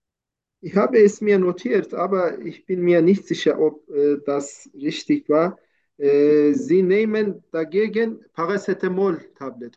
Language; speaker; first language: German; non-native, fluent; Turkish